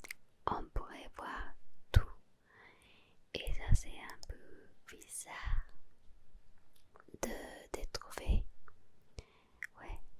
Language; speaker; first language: French; non-native, learner; Spanish